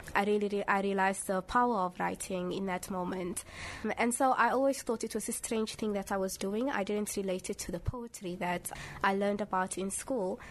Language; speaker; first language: English; early bilingual, other home language; Somali